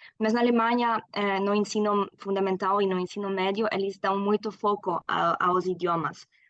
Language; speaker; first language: Portuguese; non-native, fluent; German